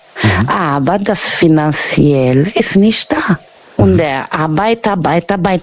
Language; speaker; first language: German; non-native, fluent; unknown